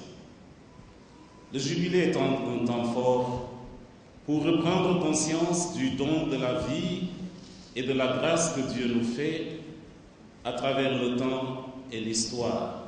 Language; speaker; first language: French; non-native, local second language; Jola-Fonyi